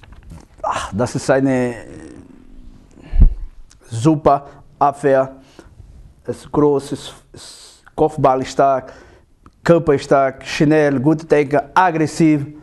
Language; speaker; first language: German; non-native, learner; Portuguese